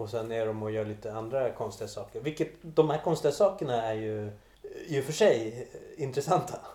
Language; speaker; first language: Swedish; native; Swedish